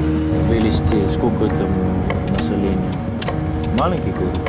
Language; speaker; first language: Russian; non-native, learner; Dutch